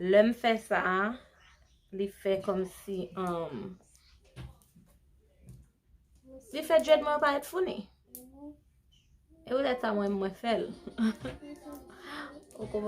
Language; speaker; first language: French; non-native, local second language; Haitian Creole